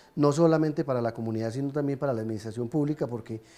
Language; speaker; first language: Spanish; native; Spanish